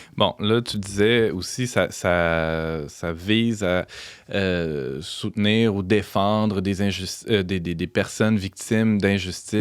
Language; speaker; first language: French; native; French